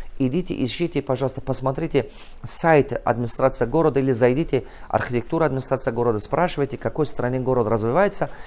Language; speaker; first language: Russian; non-native, local second language; Tajik